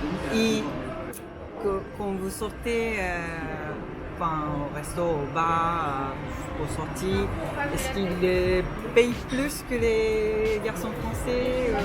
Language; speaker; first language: French; non-native, fluent; Japanese